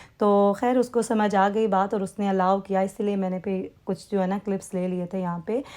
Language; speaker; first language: Urdu; native; Urdu